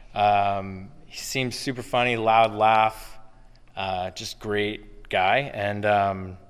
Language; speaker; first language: English; native; English